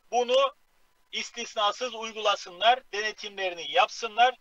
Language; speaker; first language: Turkish; native; Turkish